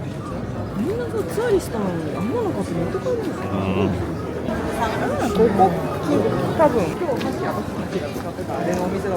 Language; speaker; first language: Japanese; native; Japanese